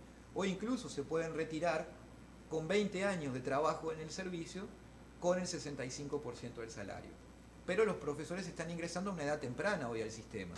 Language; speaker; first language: Spanish; native; Spanish